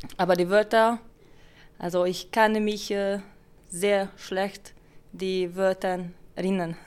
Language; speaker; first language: German; non-native, learner; Hungarian